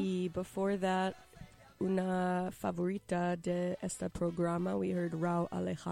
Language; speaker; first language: Spanish; non-native, learner; English